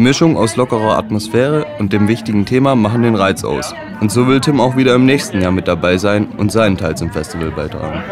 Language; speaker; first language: German; native; German